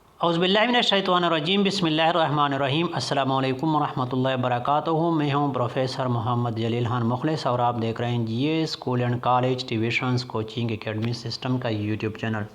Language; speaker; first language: Urdu; non-native, local second language; Pashto